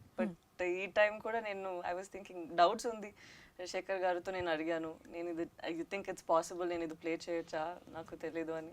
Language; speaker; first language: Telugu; non-native, learner; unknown